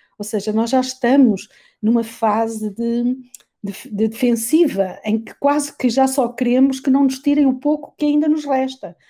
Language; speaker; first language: Portuguese; native; Portuguese